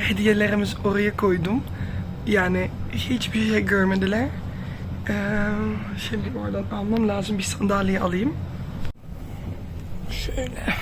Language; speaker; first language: Turkish; non-native, fluent; Dutch